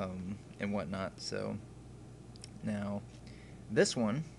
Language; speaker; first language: English; native; English